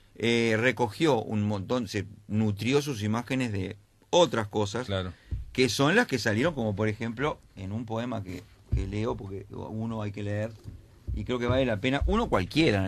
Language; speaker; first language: Spanish; native; Spanish